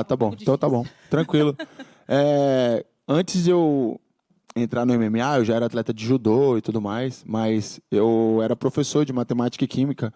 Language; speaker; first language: Portuguese; native; Portuguese